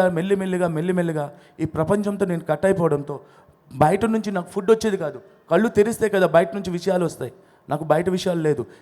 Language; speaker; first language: Telugu; non-native, local second language; Odia